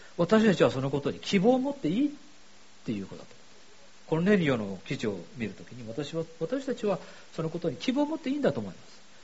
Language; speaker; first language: Japanese; native; Japanese